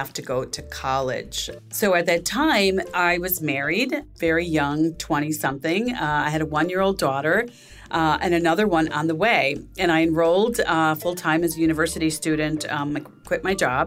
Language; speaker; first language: English; native; English